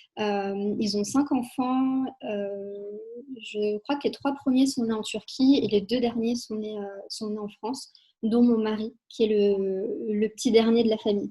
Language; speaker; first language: French; native; French